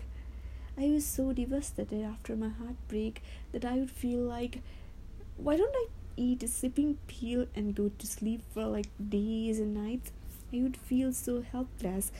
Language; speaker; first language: English; non-native, local second language; Nepali